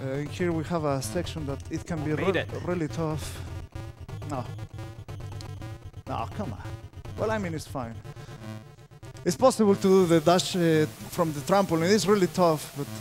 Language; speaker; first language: English; non-native, fluent; Spanish